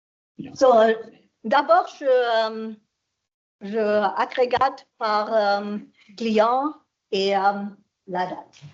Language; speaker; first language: French; non-native, fluent; German